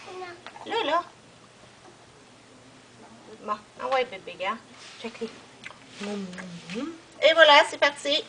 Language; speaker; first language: French; native; French